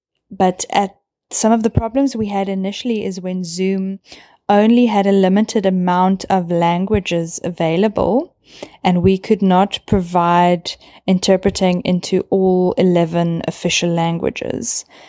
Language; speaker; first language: English; non-native, local second language; Afrikaans